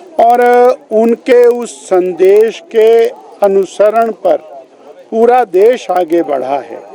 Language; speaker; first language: Hindi; native; Hindi